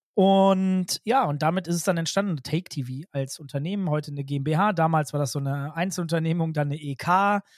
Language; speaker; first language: German; native; German